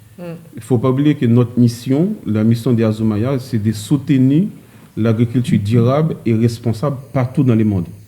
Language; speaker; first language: French; early bilingual, other home language; Haitian Creole